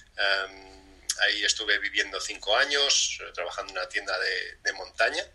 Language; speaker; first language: Spanish; early bilingual, other home language; English